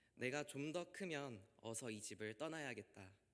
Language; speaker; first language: Korean; native; Korean